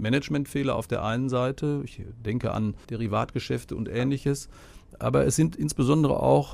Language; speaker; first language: German; native; German